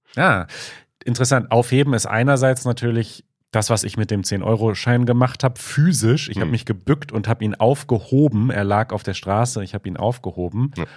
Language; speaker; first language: German; native; German